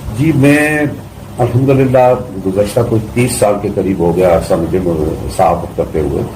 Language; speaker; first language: Urdu; non-native, local second language; Punjabi